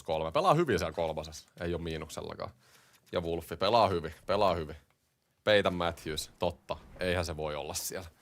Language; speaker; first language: Finnish; native; Finnish